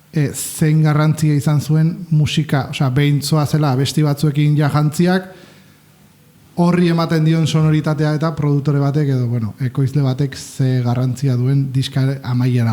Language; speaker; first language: Basque; native; Basque